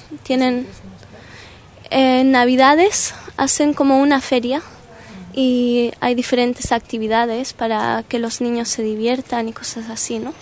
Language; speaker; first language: Spanish; early bilingual, heritage; Spanish